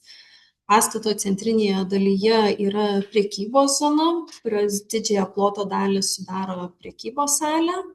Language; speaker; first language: Lithuanian; native; Lithuanian